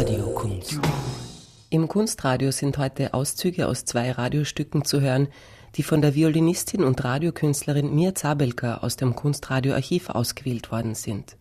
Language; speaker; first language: German; native; German